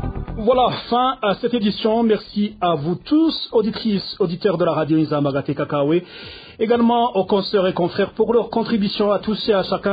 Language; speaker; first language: French; non-native, local second language; Rundi